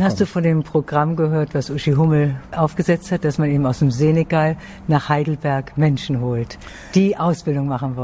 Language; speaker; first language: German; native; German